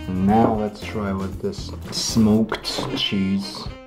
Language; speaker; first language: English; non-native, fluent; Japanese